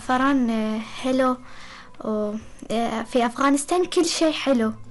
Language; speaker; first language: Arabic; non-native, learner; Persian